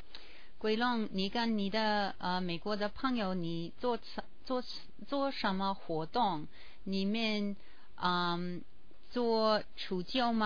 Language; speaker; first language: Chinese; non-native, learner; English